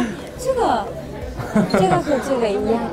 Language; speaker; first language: Chinese; non-native, learner; Japanese